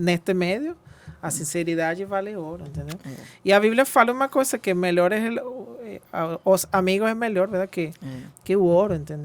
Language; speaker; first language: Portuguese; non-native, fluent; Spanish